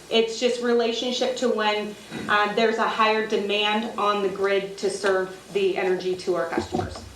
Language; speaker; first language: English; native; English